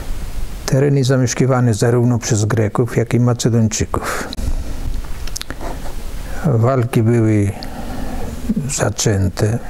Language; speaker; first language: Polish; early bilingual, other home language; Macedonian